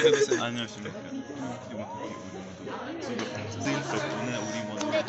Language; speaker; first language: Korean; non-native, learner; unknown